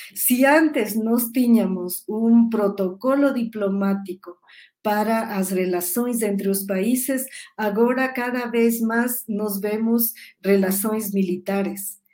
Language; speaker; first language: Spanish; native; Spanish